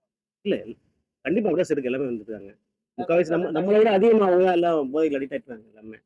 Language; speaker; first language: Tamil; native; Tamil